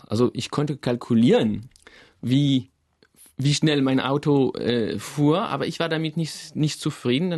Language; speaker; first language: German; non-native, fluent; French